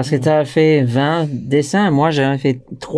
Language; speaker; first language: French; non-native, fluent; English